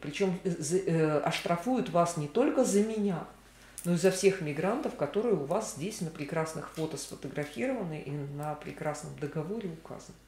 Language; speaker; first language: Russian; native; Russian